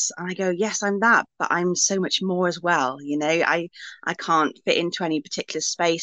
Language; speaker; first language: English; native; English